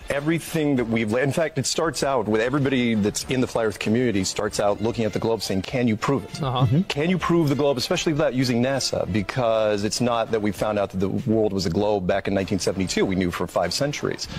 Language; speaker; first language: English; native; English